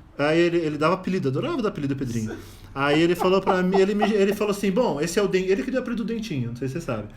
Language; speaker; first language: Portuguese; native; Portuguese